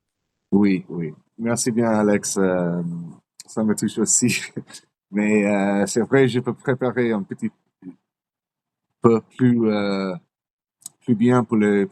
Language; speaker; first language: French; non-native, learner; English